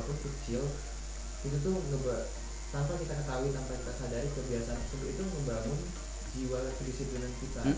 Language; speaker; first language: Indonesian; native; Indonesian